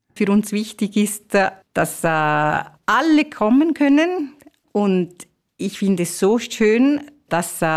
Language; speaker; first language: German; non-native, learner; Italian